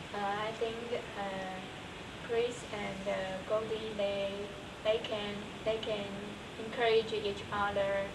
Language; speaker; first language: English; non-native, learner; Chinese